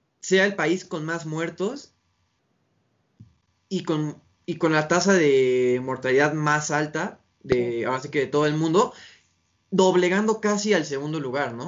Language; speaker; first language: Spanish; native; Spanish